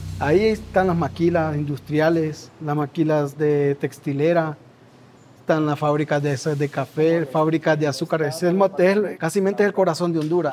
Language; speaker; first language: Spanish; native; Spanish